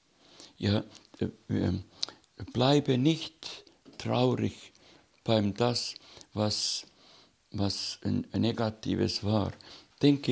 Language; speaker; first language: German; non-native, learner; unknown